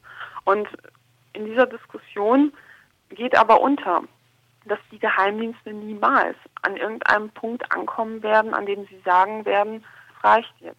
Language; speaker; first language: German; native; German